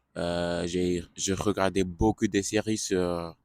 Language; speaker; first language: French; non-native, learner; English